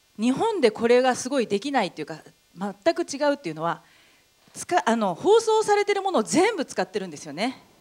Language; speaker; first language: Japanese; native; Japanese